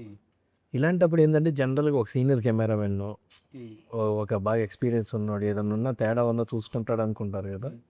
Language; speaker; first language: Telugu; native; Telugu